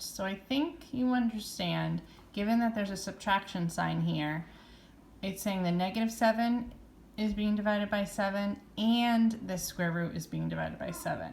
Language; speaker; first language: English; native; English